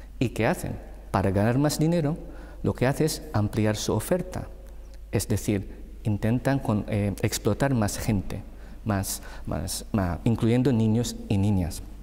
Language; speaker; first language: Spanish; non-native, fluent; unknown